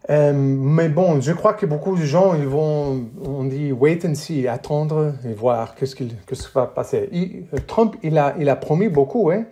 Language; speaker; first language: French; non-native, fluent; English